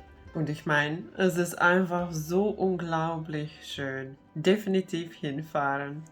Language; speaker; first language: German; non-native, fluent; Finnish